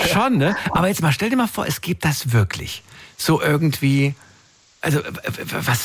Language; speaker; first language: German; native; German